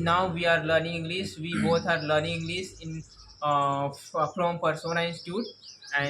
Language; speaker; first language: English; non-native, learner; Hindi